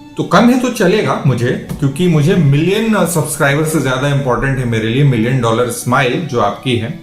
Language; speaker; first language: Hindi; native; Hindi